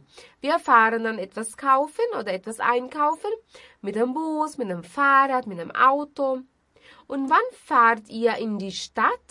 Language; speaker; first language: German; non-native, fluent; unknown